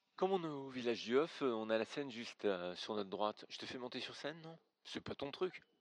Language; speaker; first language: French; native; French